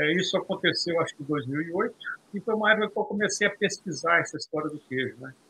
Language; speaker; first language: Portuguese; native; Portuguese